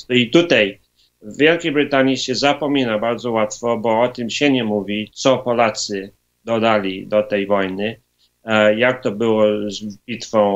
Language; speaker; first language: Polish; early bilingual, heritage; Polish